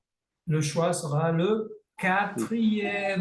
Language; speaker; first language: French; non-native, fluent; Portuguese